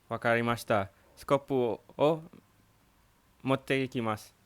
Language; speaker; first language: Japanese; non-native, learner; Indonesian